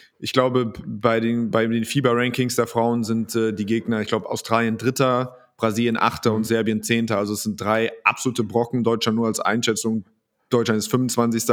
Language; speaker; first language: German; native; German